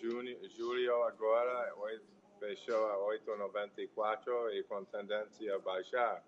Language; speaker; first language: Portuguese; non-native, learner; English